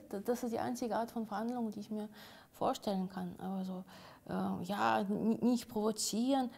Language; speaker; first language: German; non-native, fluent; Russian